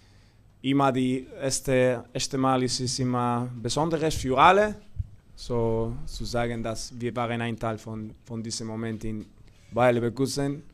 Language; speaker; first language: German; non-native, fluent; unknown